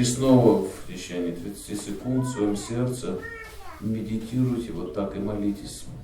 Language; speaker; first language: Russian; native; Russian